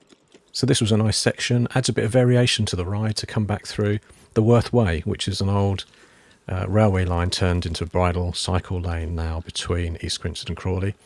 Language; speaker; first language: English; native; English